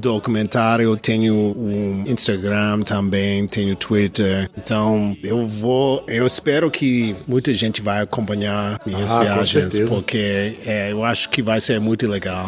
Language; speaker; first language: Portuguese; non-native, learner; English